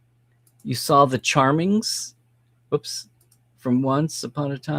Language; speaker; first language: English; native; English